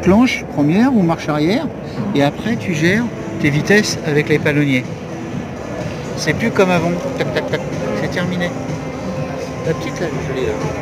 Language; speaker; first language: French; native; French